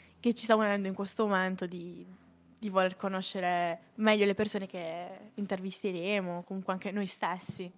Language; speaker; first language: Italian; native; Italian